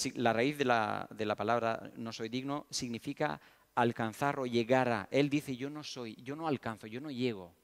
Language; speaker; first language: Spanish; early bilingual, other home language; Romanian